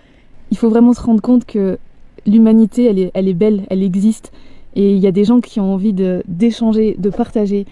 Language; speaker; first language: French; native; French